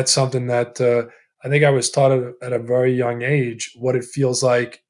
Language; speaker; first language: English; early bilingual, other home language; Italian